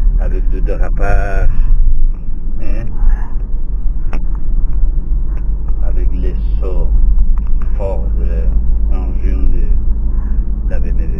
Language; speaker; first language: French; non-native, learner; Spanish